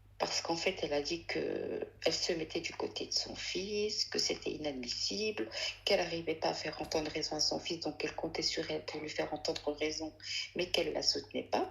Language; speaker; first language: French; early bilingual, other home language; Arabic